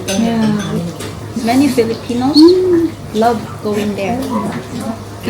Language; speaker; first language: English; non-native, local second language; Filipino